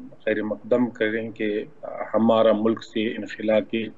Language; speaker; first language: Hindi; non-native, learner; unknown